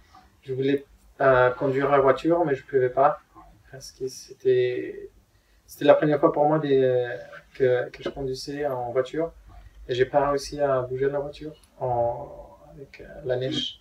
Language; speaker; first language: French; non-native, fluent; Spanish